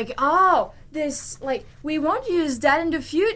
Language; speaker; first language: English; non-native, learner; French